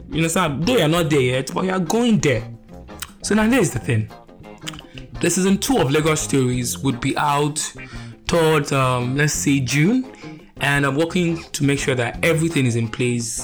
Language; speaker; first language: English; non-native, local second language; Yoruba